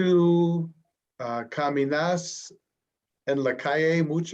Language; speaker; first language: Spanish; non-native, learner; English